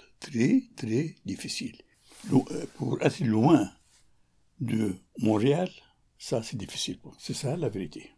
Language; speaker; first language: French; non-native, learner; Arabic